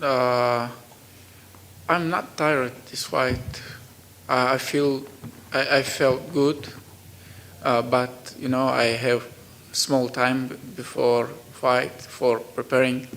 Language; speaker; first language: English; non-native, learner; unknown